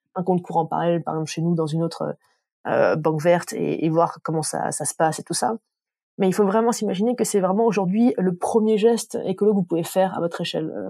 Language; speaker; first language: French; native; French